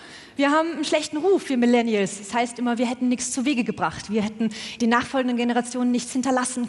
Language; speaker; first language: German; native; German